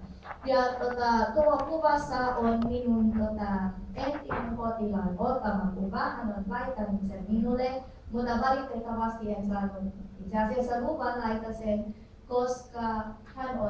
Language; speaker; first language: Finnish; non-native, learner; Filipino